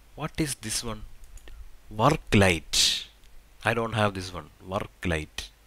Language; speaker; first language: English; non-native, local second language; Malayalam